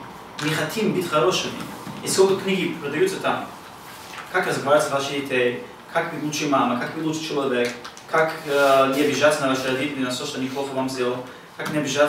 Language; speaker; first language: Russian; non-native, learner; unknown